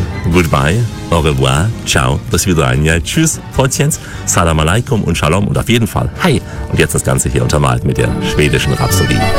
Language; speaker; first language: German; native; German